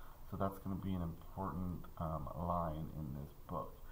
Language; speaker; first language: English; native; English